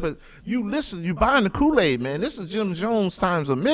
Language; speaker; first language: English; native; English